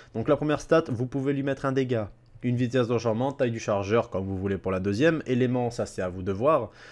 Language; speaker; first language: French; native; French